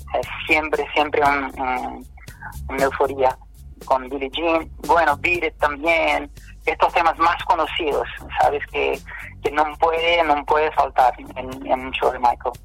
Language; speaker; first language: Spanish; non-native, fluent; Portuguese